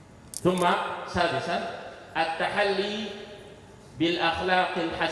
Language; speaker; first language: Arabic; non-native, fluent; Indonesian